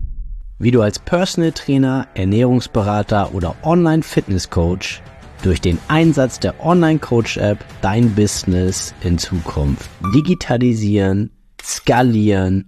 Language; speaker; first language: German; native; German